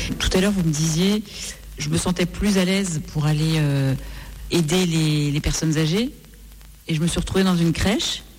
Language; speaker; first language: French; native; French